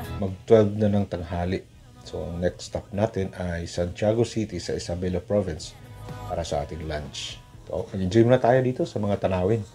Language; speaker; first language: Filipino; non-native, local second language; Cebuano